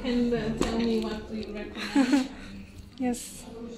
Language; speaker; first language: English; non-native, fluent; Portuguese